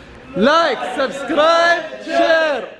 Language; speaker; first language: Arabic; native; Arabic